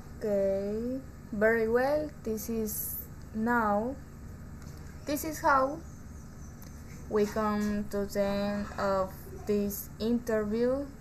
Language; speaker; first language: English; non-native, learner; Spanish